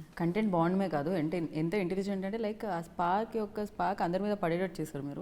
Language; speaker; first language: Telugu; native; Telugu